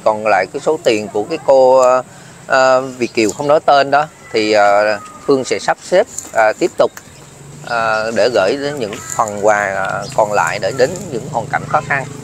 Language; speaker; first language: Vietnamese; native; Vietnamese